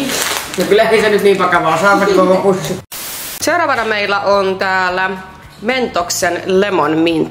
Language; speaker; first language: Finnish; native; Finnish